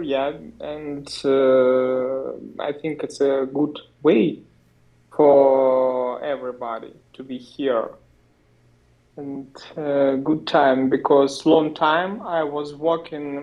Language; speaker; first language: English; non-native, learner; Russian